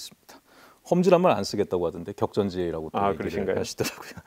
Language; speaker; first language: Korean; native; Korean